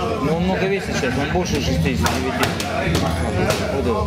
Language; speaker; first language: Russian; native; Russian